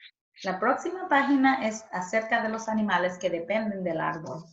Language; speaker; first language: Spanish; early bilingual, heritage; Spanish